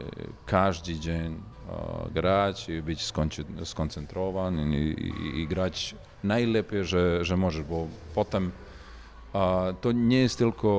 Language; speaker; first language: Polish; non-native, learner; Serbian